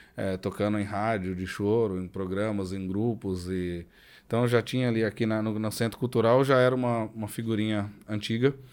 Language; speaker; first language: Portuguese; native; Portuguese